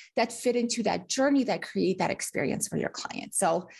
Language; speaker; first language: English; early bilingual, other home language; Russian